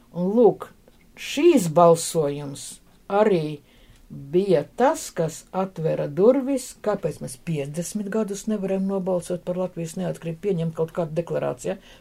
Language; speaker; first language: Latvian; non-native, local second language; Russian